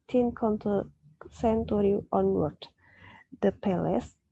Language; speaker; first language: English; non-native, learner; Indonesian